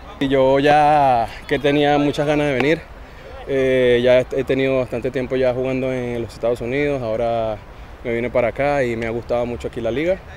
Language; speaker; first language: Spanish; native; Spanish